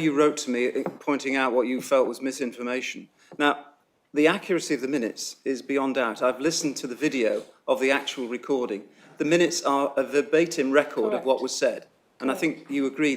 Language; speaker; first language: English; native; English